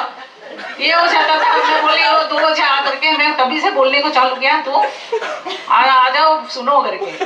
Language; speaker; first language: Hindi; non-native, local second language; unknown